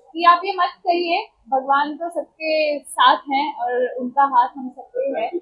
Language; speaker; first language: Hindi; native; Hindi